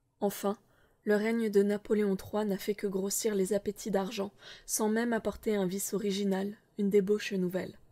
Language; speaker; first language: French; native; French